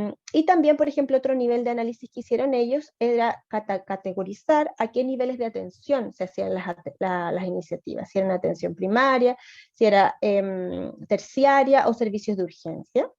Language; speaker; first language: Spanish; native; Spanish